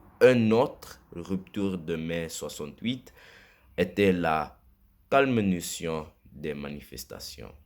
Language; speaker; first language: French; non-native, learner; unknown